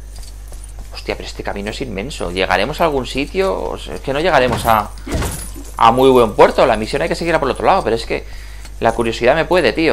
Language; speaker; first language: Spanish; native; Spanish